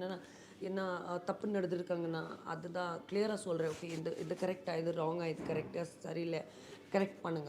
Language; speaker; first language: Tamil; non-native, learner; Hindi